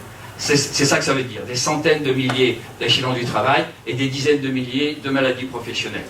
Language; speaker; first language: French; native; French